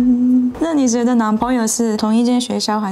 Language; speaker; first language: Chinese; non-native, fluent; Japanese